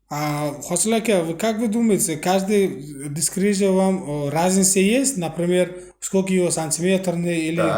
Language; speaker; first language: Russian; non-native, local second language; Uzbek